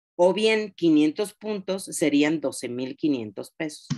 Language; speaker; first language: Spanish; native; Spanish